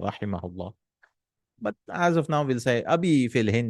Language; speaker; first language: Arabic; non-native, fluent; Urdu